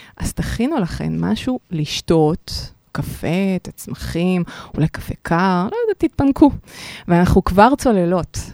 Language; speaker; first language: Hebrew; early bilingual, other home language; Russian